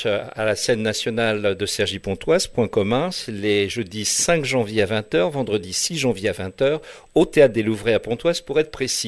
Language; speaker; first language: French; native; French